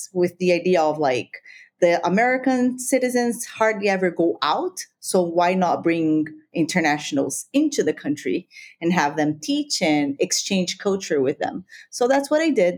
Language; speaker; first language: English; non-native, fluent; Spanish